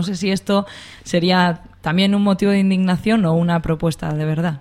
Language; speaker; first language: Spanish; native; Spanish